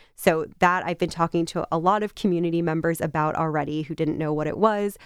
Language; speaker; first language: English; native; English